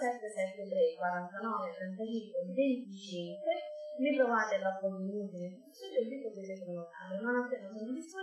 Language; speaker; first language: Italian; native; Italian